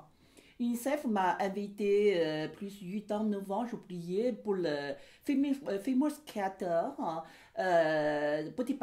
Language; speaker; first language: French; non-native, learner; Chinese